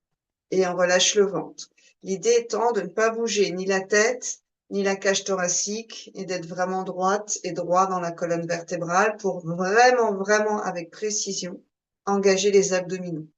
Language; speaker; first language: French; native; French